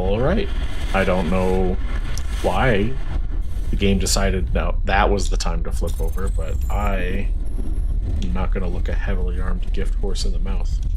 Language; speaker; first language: English; native; English